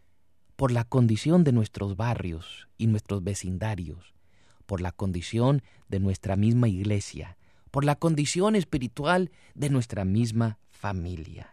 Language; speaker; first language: Spanish; native; Spanish